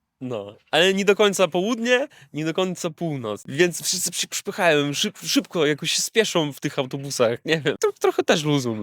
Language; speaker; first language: Polish; non-native, fluent; Russian